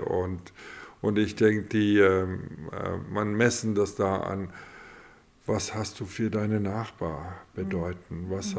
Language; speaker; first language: German; non-native, local second language; Afrikaans